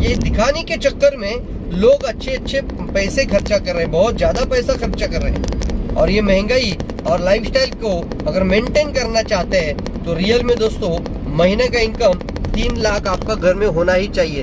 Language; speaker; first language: Hindi; non-native, local second language; Marathi